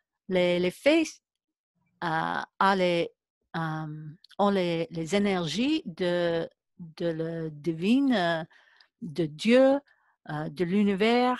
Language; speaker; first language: French; non-native, learner; English